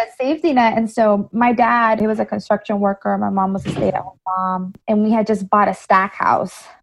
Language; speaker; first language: English; early bilingual, other home language; Spanish